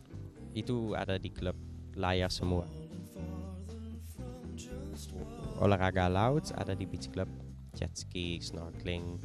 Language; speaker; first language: Indonesian; non-native, fluent; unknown